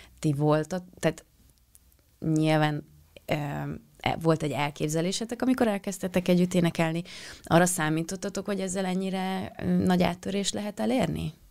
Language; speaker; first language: Hungarian; native; Hungarian